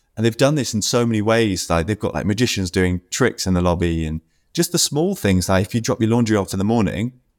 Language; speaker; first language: English; native; English